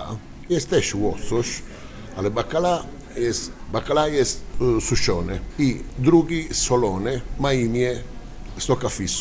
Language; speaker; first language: Polish; non-native, learner; Italian